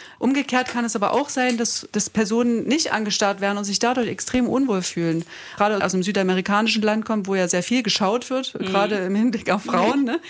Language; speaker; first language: German; native; German